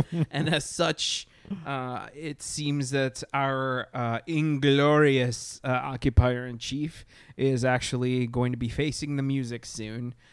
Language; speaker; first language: English; early bilingual, other home language; Spanish